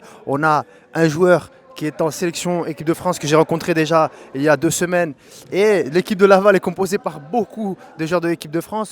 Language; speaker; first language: French; native; French